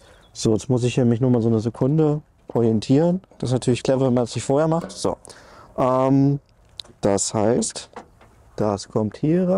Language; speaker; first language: German; native; German